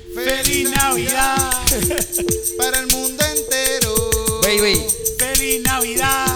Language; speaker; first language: Spanish; native; Spanish